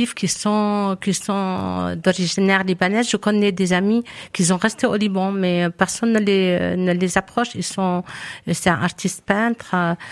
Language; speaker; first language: French; non-native, local second language; Arabic